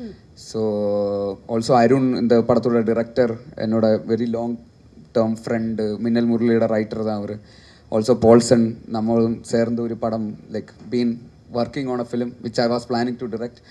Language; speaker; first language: Tamil; non-native, learner; Malayalam